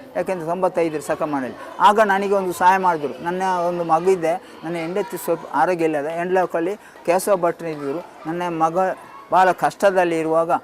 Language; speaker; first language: Kannada; non-native, local second language; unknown